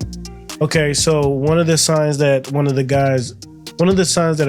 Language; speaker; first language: English; native; English